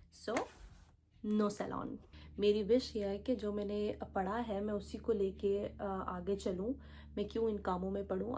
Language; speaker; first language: Urdu; native; Urdu